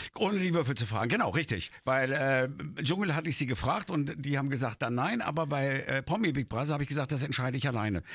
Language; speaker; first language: German; native; German